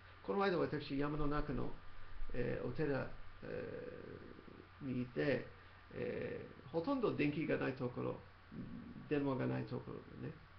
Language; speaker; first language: Japanese; non-native, fluent; English